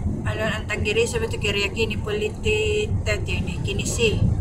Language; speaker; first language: Greek; non-native, learner; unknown